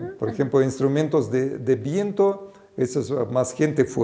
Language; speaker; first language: Spanish; non-native, fluent; Russian